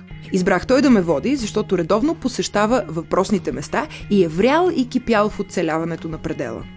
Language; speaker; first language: Bulgarian; native; Bulgarian